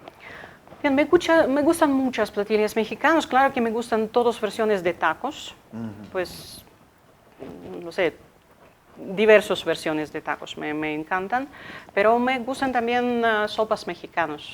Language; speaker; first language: Spanish; non-native, fluent; Ukrainian